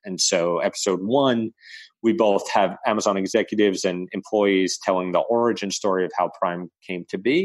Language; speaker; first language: English; native; English